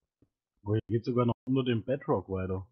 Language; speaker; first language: German; native; German